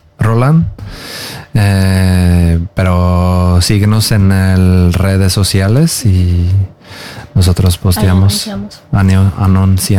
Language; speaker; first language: Spanish; non-native, learner; Norwegian